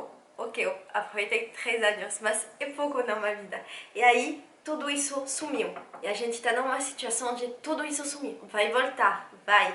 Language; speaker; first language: Portuguese; non-native, fluent; French